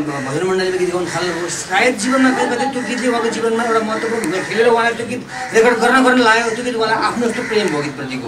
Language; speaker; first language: Nepali; native; Nepali